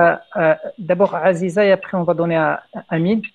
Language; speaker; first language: French; non-native, local second language; Arabic